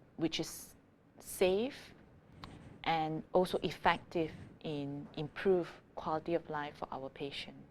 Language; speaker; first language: English; non-native, local second language; Malay